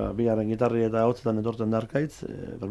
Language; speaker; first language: Basque; native; Basque